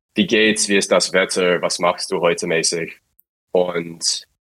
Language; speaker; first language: German; non-native, fluent; English